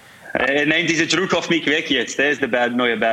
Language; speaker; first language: German; non-native, fluent; English